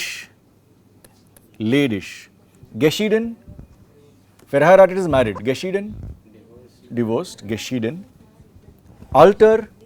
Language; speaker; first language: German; non-native, fluent; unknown